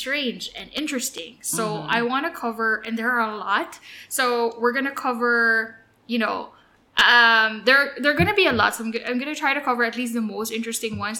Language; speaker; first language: English; non-native, local second language; Filipino